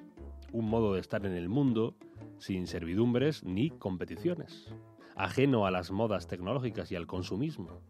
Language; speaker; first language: Spanish; native; Spanish